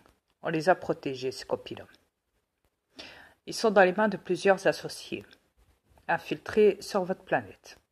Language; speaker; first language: French; native; French